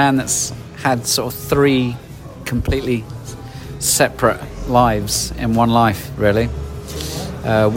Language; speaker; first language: English; native; English